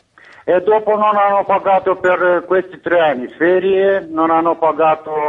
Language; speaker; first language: Italian; non-native, fluent; Romanian